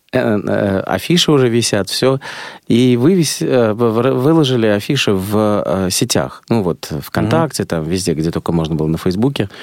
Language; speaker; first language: Russian; native; Russian